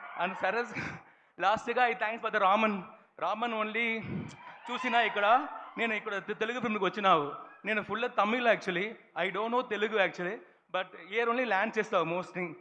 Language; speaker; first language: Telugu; non-native, learner; Tamil